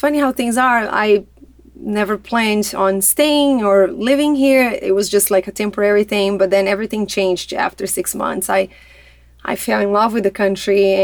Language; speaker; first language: English; non-native, fluent; Portuguese